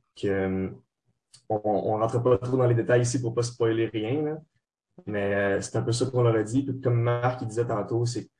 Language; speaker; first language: French; native; French